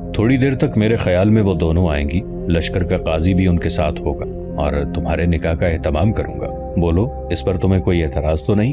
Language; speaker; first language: Urdu; native; Urdu